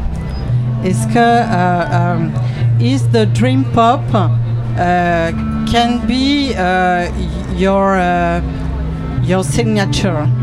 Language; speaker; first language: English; non-native, learner; French